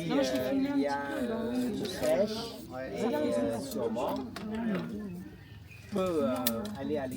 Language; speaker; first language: French; non-native, fluent; Thai